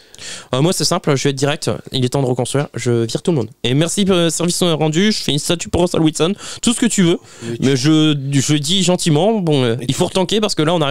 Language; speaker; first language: French; native; French